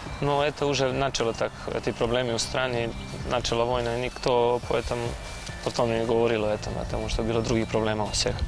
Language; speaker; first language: Russian; non-native, learner; Serbian